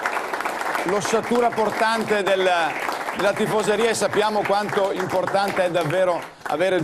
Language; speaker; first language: Italian; native; Italian